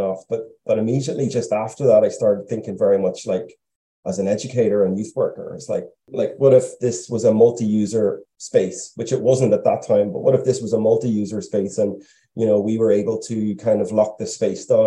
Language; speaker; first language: English; native; English